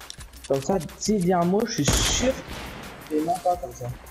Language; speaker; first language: French; native; French